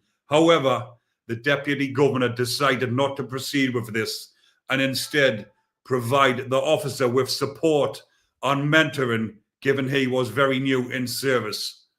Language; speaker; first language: English; native; English